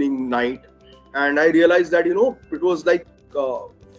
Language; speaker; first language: English; non-native, local second language; Bangla